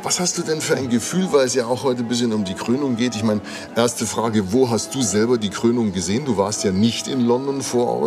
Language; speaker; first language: German; native; German